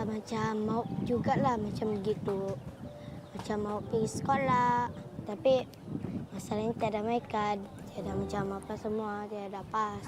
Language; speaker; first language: Indonesian; early bilingual, other home language; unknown